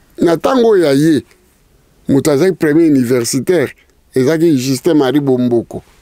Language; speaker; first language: Lingala; native; Lingala